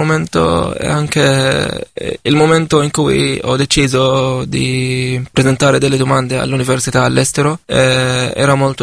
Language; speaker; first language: Italian; non-native, fluent; Arabic